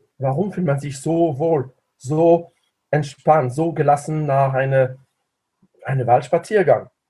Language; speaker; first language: German; non-native, fluent; French